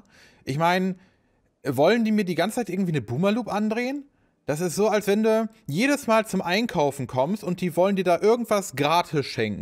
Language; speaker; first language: German; native; German